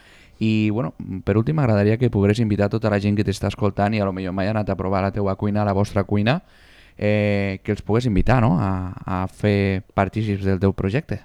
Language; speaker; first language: Catalan; native; Catalan